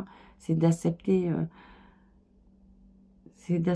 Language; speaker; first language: French; native; French